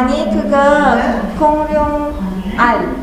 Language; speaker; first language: Korean; non-native, learner; Filipino